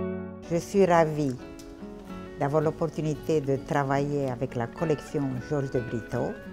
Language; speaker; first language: French; non-native, fluent; Portuguese